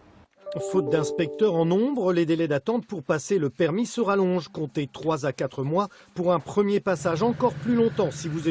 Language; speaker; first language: French; native; French